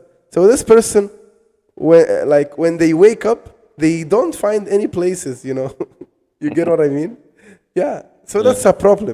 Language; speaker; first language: English; non-native, fluent; Arabic